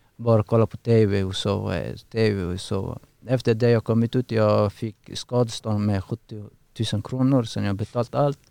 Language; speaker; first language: Swedish; non-native, learner; Persian